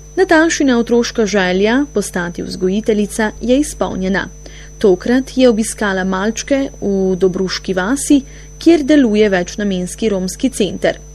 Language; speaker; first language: Slovenian; native; Slovenian